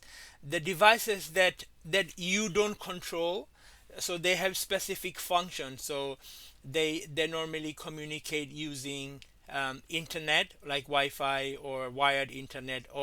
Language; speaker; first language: English; non-native, fluent; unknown